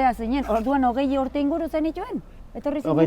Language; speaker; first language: Basque; native; Basque